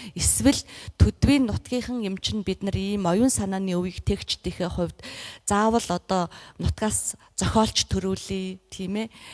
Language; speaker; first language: Mongolian; native; Mongolian